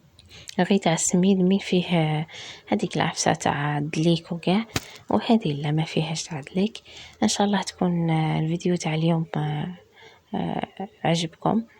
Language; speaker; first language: Arabic; native; Arabic